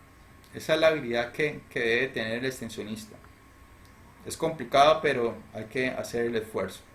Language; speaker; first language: Spanish; native; Spanish